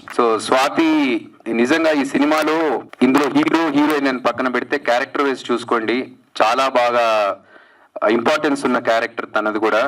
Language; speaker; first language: Telugu; native; Telugu